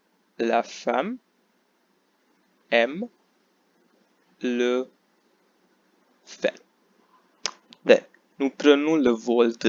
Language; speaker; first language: French; non-native, fluent; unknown